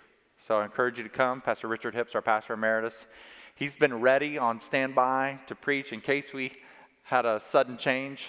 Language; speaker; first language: English; native; English